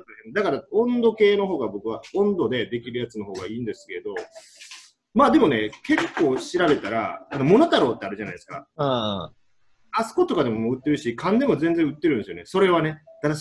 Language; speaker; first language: Japanese; native; Japanese